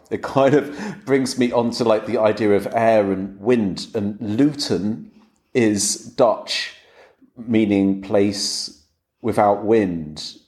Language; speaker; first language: English; native; English